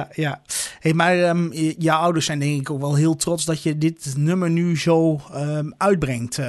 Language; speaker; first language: Dutch; native; Dutch